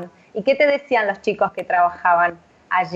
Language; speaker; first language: Spanish; native; Spanish